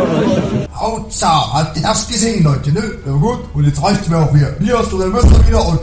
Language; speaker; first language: German; native; German